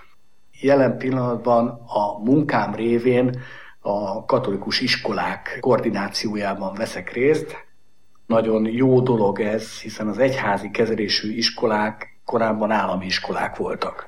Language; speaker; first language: Hungarian; native; Hungarian